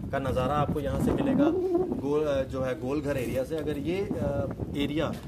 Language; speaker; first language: Hindi; native; Hindi